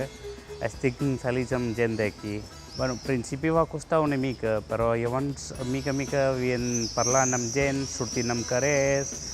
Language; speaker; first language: Catalan; non-native, learner; Punjabi